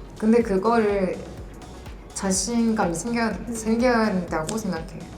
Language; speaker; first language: Korean; non-native, fluent; French